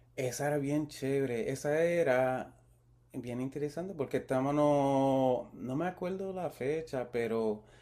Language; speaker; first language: Spanish; early bilingual, heritage; Spanish